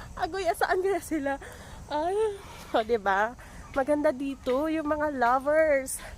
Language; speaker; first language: Filipino; native; Filipino